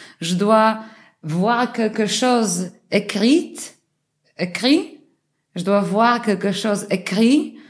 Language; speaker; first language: French; non-native, learner; Polish